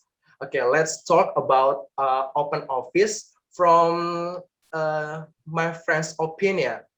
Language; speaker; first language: English; non-native, learner; Indonesian